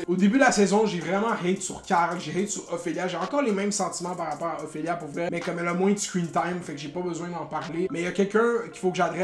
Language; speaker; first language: French; native; French